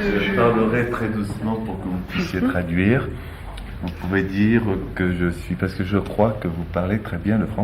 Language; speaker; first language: French; native; French